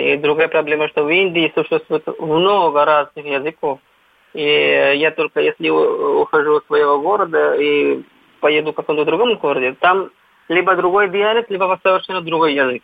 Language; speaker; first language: Russian; non-native, fluent; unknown